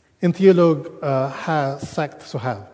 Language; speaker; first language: Swedish; non-native, fluent; English